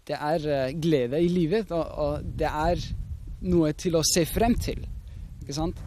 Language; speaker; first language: Norwegian; non-native, fluent; Swiss German